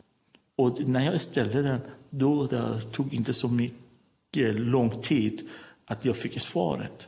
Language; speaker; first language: Swedish; non-native, learner; Persian